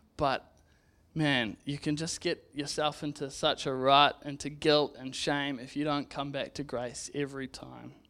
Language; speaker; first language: English; native; English